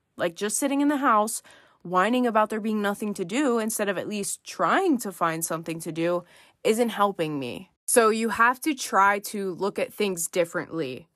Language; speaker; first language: English; native; English